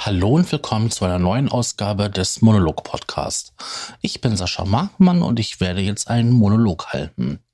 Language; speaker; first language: German; native; German